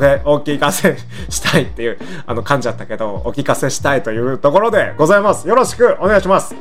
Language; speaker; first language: Japanese; native; Japanese